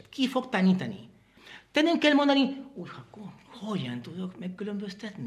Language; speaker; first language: Hungarian; non-native, learner; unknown